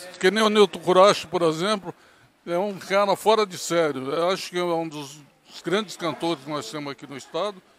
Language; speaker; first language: Portuguese; native; Portuguese